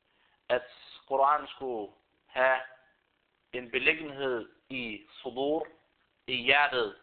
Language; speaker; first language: Danish; early bilingual, other home language; Arabic